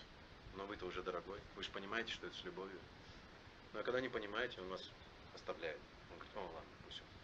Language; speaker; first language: Russian; native; Russian